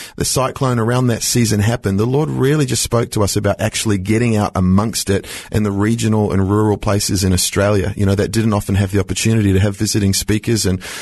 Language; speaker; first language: English; native; English